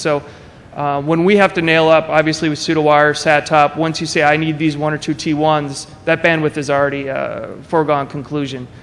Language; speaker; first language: English; native; English